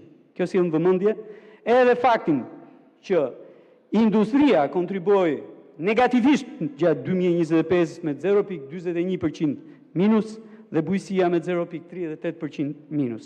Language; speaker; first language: Albanian; native; Albanian